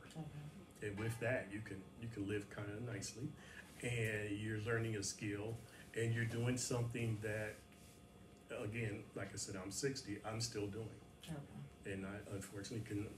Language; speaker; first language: English; native; English